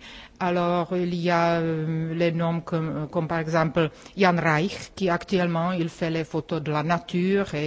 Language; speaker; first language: French; non-native, fluent; Czech